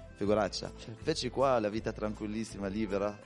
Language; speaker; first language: Italian; non-native, fluent; Arabic